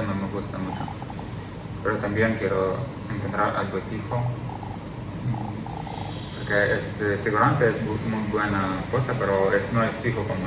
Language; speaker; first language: Spanish; non-native, learner; Ukrainian